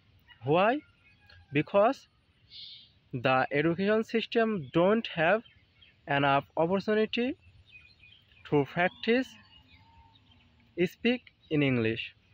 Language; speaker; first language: English; non-native, learner; Bangla